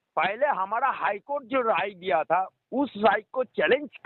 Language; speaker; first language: Hindi; non-native, local second language; Bangla